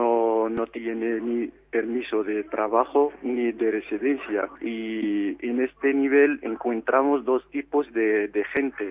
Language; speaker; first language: Spanish; non-native, fluent; Arabic